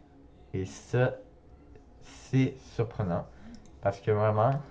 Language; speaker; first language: French; native; French